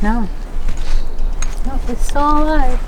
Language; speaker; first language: English; native; English